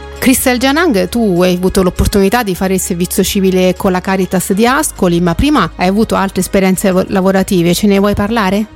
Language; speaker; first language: Italian; native; Italian